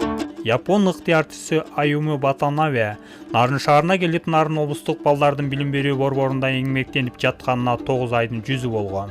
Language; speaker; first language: Kyrgyz; native; Kyrgyz